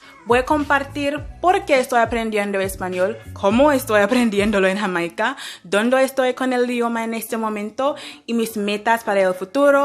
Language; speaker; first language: Spanish; non-native, fluent; English